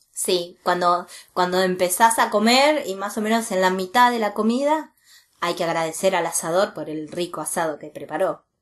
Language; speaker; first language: Spanish; native; Spanish